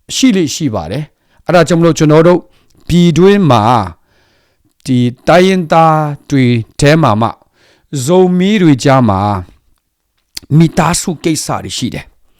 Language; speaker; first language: Burmese; non-native, local second language; Hakha Chin